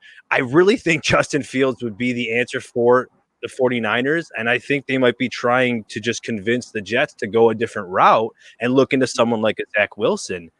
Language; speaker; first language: English; native; English